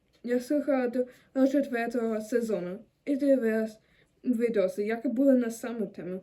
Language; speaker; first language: Ukrainian; non-native, learner; German